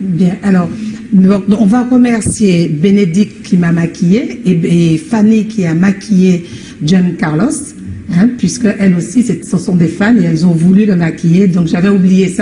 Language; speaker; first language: French; native; French